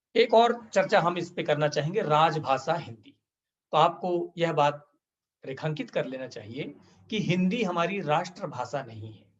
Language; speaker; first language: Hindi; native; Hindi